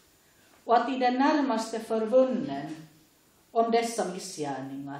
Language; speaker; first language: Swedish; native; Swedish